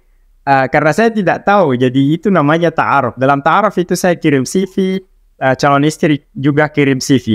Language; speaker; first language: Indonesian; non-native, local second language; Arabic